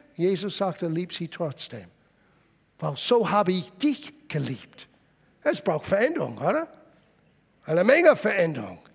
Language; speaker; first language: German; non-native, fluent; English